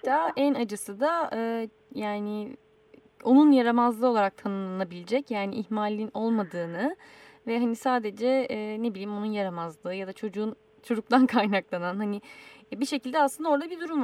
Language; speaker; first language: Turkish; native; Turkish